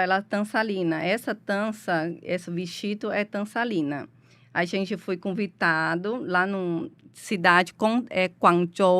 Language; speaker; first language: Portuguese; non-native, learner; Chinese